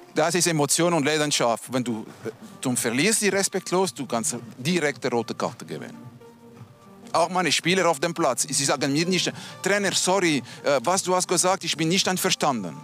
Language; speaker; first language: German; non-native, local second language; Italian